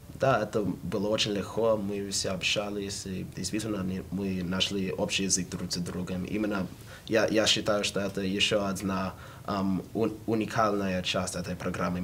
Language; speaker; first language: Russian; non-native, fluent; English